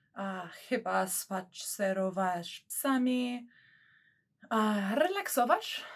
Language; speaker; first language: Polish; early bilingual, other home language; English